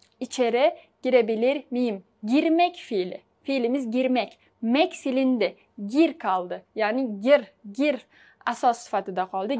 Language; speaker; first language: Turkish; non-native, fluent; Uzbek